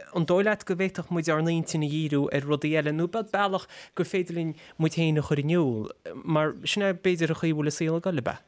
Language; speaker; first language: Irish; native; Irish